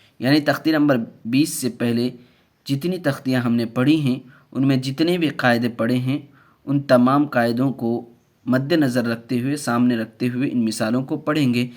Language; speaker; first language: Urdu; native; Urdu